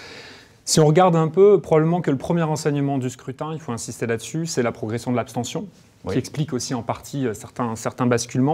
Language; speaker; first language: French; native; French